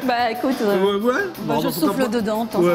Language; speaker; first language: French; native; French